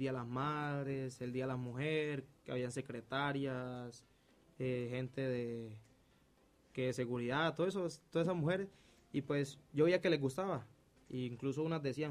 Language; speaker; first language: Spanish; native; Spanish